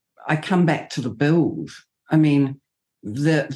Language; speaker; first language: English; native; English